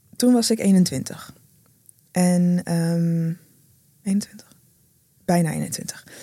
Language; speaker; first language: Dutch; native; Dutch